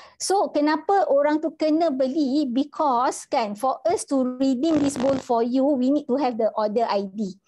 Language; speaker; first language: English; non-native, local second language; Malay